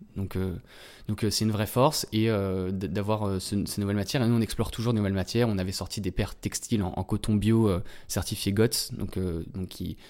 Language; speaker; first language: French; native; French